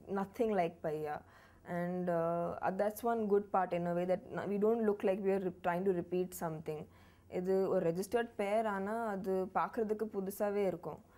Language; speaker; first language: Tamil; non-native, learner; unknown